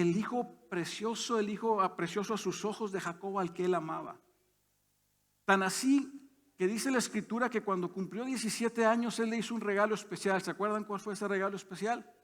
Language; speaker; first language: Spanish; native; Spanish